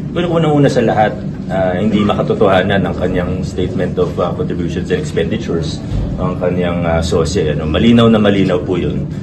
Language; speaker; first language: Filipino; native; Filipino